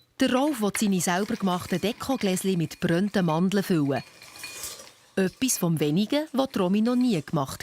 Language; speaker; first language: German; native; German